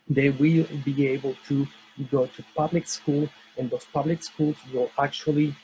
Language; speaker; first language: English; non-native, fluent; Spanish